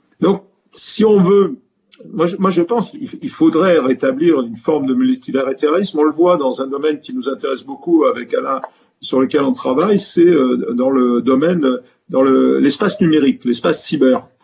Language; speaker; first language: French; native; French